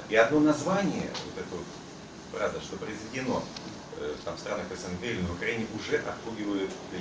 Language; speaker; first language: Russian; native; Russian